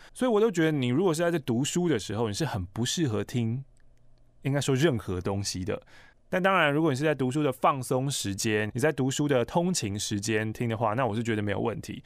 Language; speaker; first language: Chinese; native; Chinese